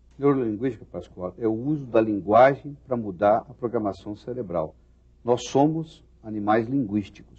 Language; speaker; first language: Portuguese; native; Portuguese